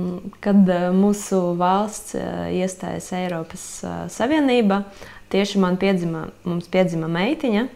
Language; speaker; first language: Latvian; non-native, local second language; Russian